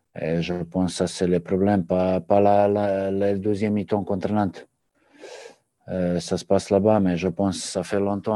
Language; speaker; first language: French; non-native, learner; Serbian